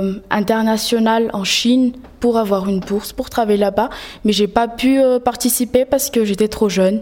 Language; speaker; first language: French; non-native, local second language; Malagasy